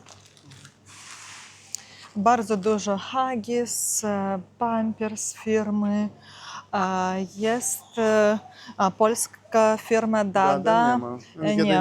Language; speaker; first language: Polish; non-native, learner; Russian